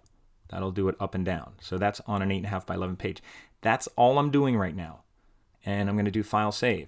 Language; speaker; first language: English; native; English